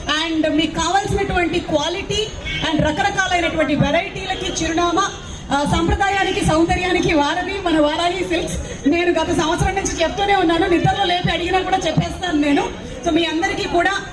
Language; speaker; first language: Telugu; native; Telugu